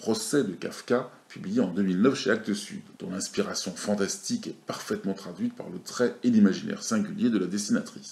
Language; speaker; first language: French; native; French